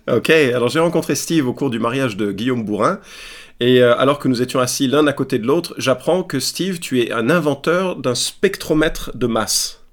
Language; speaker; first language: French; native; French